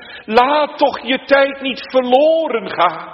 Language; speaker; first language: Dutch; native; Dutch